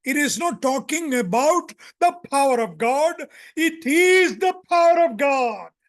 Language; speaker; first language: English; non-native, local second language; Hindi